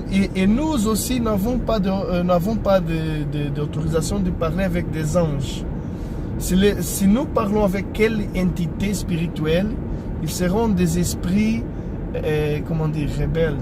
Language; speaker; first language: French; non-native, fluent; Portuguese